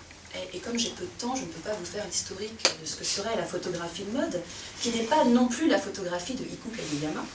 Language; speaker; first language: French; native; French